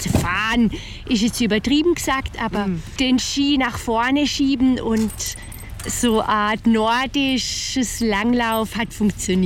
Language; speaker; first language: German; native; German